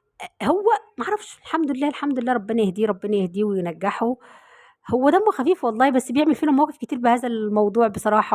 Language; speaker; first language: Arabic; native; Arabic